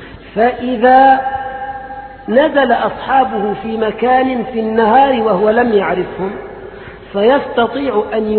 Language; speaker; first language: Arabic; native; Arabic